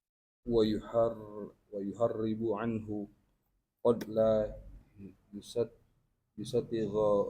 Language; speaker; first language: Arabic; non-native, learner; Indonesian